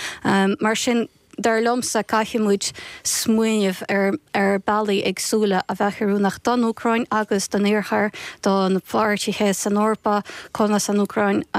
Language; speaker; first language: Irish; non-native, fluent; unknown